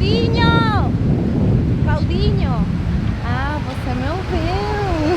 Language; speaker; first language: Portuguese; non-native, learner; Spanish